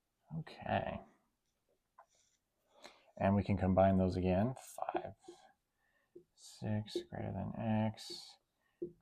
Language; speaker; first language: English; native; English